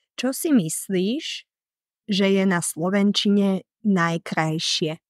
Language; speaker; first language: Slovak; native; Slovak